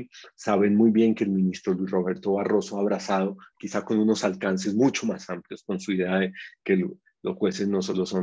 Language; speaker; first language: Spanish; native; Spanish